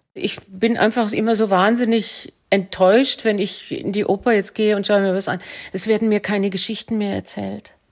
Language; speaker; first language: German; native; German